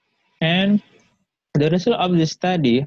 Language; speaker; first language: English; non-native, learner; Indonesian